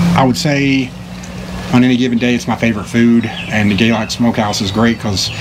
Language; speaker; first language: English; native; English